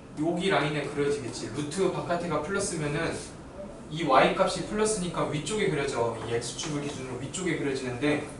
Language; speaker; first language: Korean; native; Korean